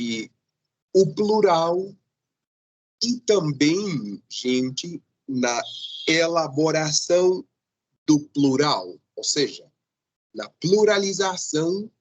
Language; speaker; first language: Portuguese; non-native, fluent; Spanish